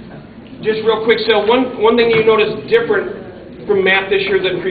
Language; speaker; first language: English; native; English